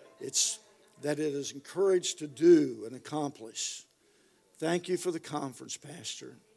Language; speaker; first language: English; native; English